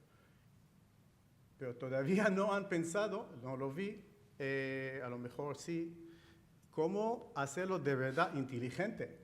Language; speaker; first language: Spanish; non-native, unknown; Chinese